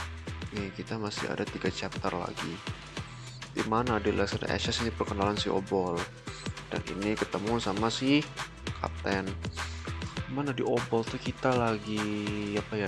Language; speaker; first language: Indonesian; native; Indonesian